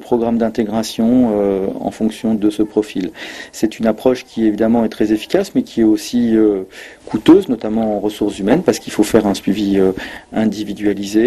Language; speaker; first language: French; native; French